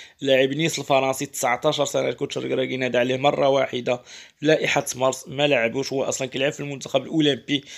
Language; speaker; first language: Arabic; native; Arabic